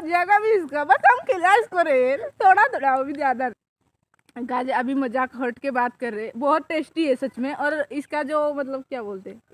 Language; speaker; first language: Hindi; non-native, local second language; Odia